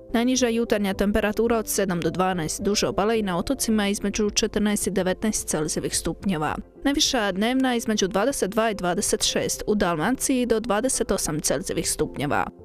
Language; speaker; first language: Croatian; native; Croatian